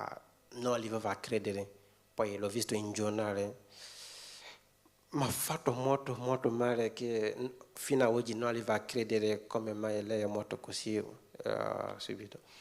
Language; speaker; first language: Italian; non-native, fluent; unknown